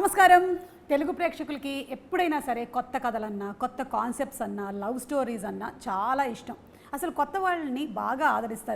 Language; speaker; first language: Telugu; native; Telugu